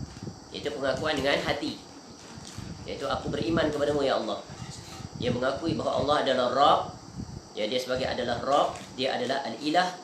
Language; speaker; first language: Malay; native; Malay